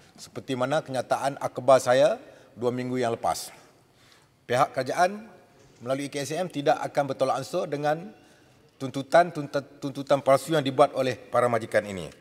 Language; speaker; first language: Malay; native; Malay